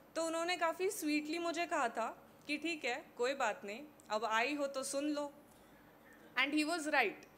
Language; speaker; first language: Hindi; non-native, local second language; Marathi